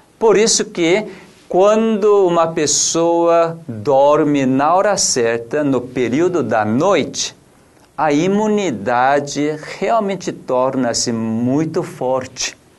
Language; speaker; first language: Portuguese; non-native, fluent; Korean